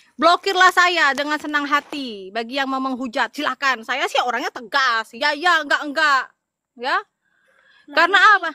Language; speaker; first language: Indonesian; non-native, local second language; Madurese